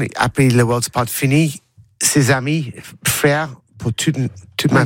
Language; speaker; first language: French; non-native, learner; English